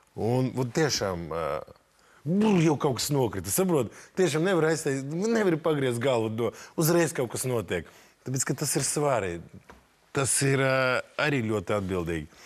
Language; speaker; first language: Latvian; native; Latvian